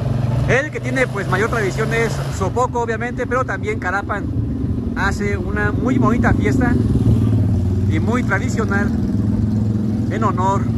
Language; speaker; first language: Spanish; native; Spanish